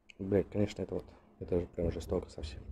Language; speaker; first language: Russian; native; Russian